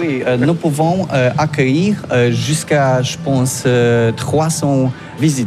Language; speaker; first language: French; non-native, learner; Polish